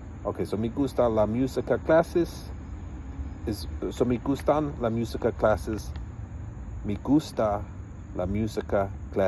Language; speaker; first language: Spanish; non-native, learner; English